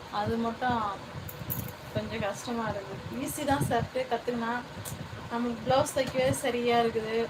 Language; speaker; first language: Tamil; non-native, local second language; Telugu